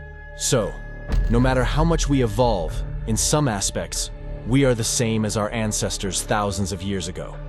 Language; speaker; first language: English; native; English